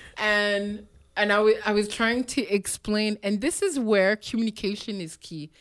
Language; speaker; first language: English; non-native, local second language; French